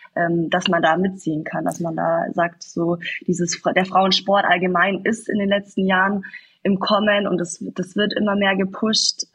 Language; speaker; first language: German; native; German